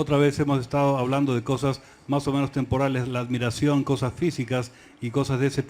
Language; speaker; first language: Spanish; native; Spanish